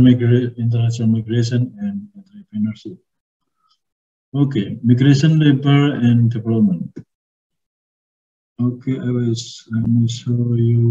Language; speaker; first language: English; non-native, learner; Indonesian